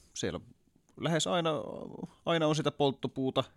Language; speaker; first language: Finnish; native; Finnish